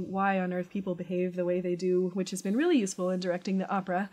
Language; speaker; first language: English; native; English